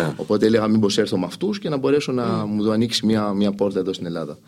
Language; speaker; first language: Greek; early bilingual, heritage; Greek